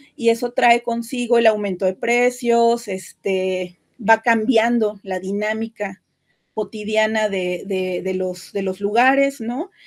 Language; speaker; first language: Spanish; native; Spanish